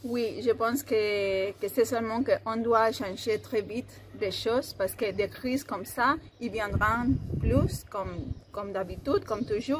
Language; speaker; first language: French; non-native, fluent; Spanish